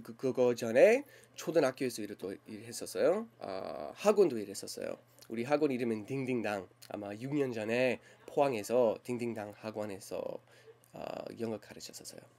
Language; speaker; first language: Korean; non-native, learner; English